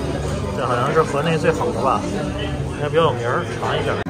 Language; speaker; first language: Chinese; native; Chinese